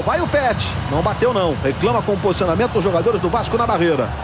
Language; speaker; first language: Portuguese; native; Portuguese